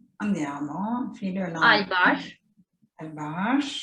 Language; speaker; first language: Italian; non-native, fluent; Turkish